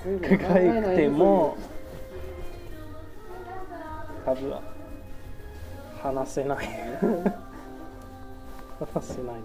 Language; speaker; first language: Japanese; non-native, learner; English